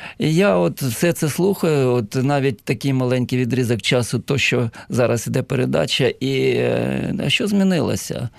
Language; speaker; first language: Ukrainian; native; Ukrainian